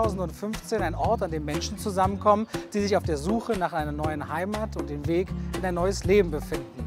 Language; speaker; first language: German; native; German